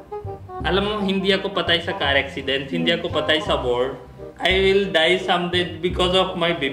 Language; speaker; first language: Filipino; non-native, learner; Punjabi